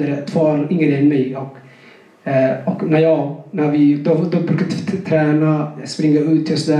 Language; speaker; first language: Swedish; non-native, fluent; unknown